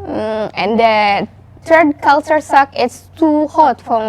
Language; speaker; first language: English; non-native, learner; Indonesian